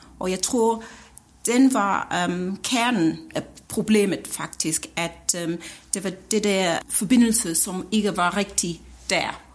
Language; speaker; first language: Danish; non-native, fluent; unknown